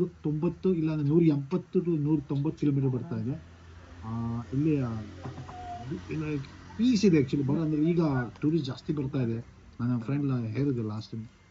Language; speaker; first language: Kannada; non-native, local second language; Tibetan